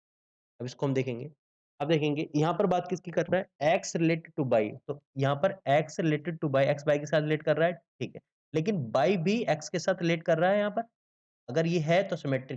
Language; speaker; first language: Hindi; native; Hindi